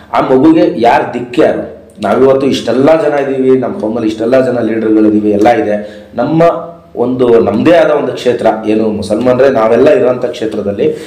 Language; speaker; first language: Kannada; non-native, local second language; Urdu